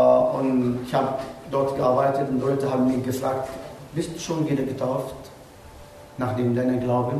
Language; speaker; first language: German; non-native, learner; Arabic